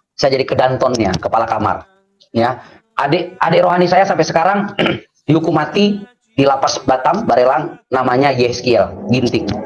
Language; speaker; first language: Indonesian; native; Indonesian